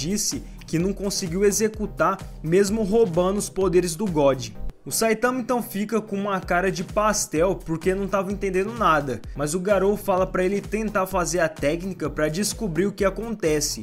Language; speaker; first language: Portuguese; native; Portuguese